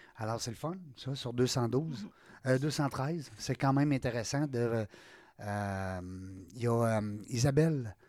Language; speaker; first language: French; native; French